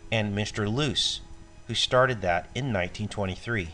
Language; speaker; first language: English; native; English